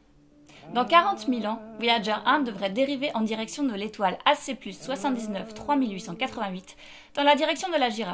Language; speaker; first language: French; native; French